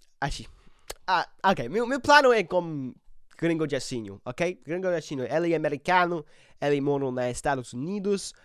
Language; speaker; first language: Portuguese; non-native, learner; English